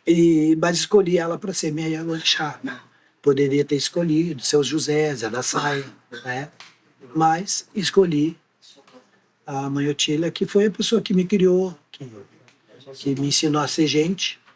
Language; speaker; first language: Portuguese; native; Portuguese